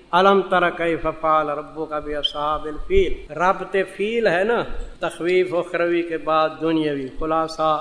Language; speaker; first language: Urdu; non-native, local second language; Saraiki